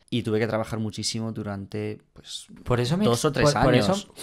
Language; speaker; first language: Spanish; non-native, fluent; English